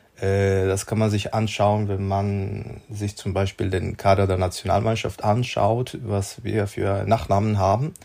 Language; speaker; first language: German; non-native, fluent; Spanish